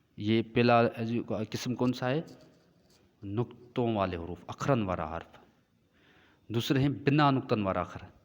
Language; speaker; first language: Urdu; non-native, local second language; Sindhi